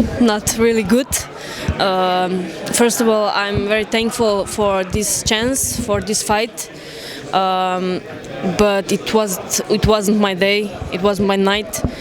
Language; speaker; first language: English; non-native, learner; Slovenian